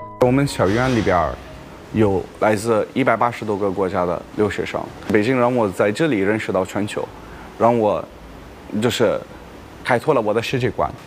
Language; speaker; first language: Chinese; non-native, fluent; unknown